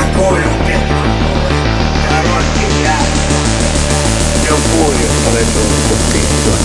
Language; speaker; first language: Russian; native; Russian